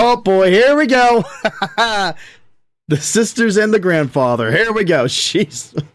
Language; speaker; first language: English; native; English